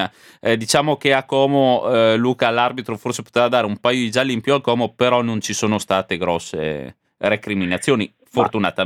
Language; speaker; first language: Italian; native; Italian